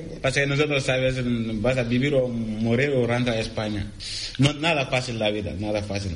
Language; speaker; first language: Spanish; non-native, learner; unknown